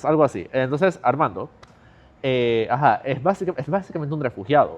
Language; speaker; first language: Spanish; native; Spanish